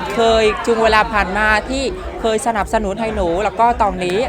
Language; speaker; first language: Thai; non-native, fluent; Vietnamese